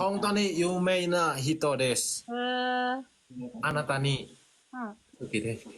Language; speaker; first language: Japanese; non-native, learner; Sundanese